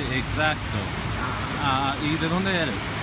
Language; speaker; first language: Spanish; non-native, fluent; English